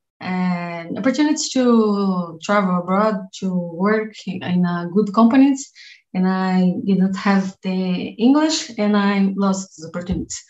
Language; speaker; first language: English; non-native, learner; Portuguese